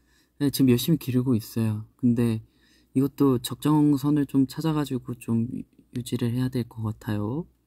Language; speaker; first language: Korean; native; Korean